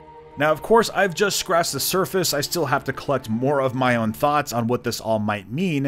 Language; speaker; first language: English; native; English